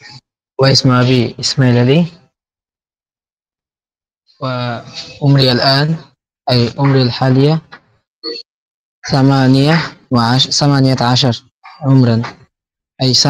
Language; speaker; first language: Arabic; non-native, learner; Bangla